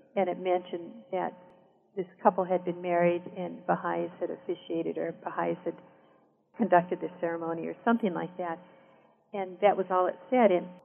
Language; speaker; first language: English; native; English